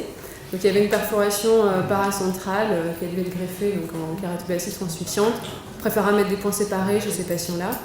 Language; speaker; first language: French; native; French